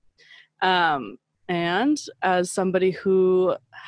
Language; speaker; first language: English; early bilingual, other home language; Spanish